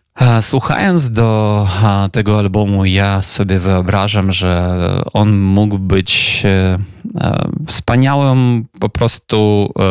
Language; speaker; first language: Polish; non-native, fluent; Ukrainian